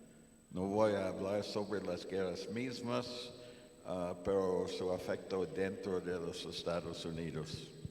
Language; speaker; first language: Spanish; non-native, fluent; English